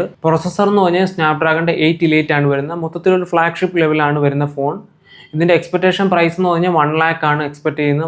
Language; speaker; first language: Malayalam; native; Malayalam